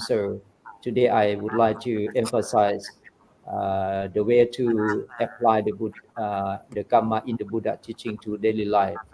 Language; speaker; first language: English; non-native, fluent; Thai